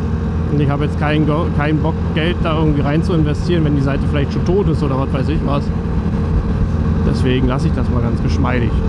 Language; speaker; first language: German; native; German